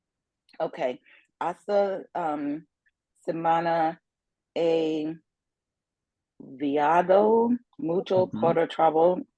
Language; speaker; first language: Spanish; non-native, learner; English